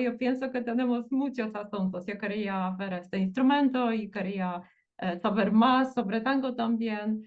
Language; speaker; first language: Spanish; non-native, fluent; Portuguese